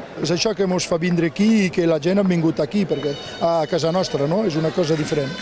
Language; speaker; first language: Catalan; non-native, local second language; French